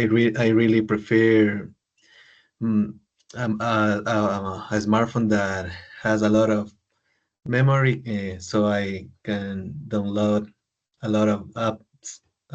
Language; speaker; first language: English; non-native, learner; Spanish